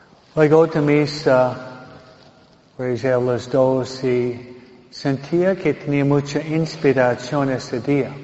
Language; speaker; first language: Spanish; non-native, fluent; English